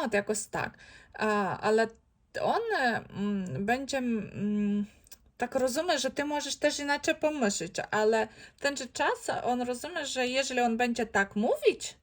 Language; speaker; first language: Polish; non-native, fluent; Ukrainian